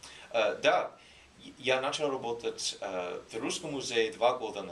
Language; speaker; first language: Russian; non-native, learner; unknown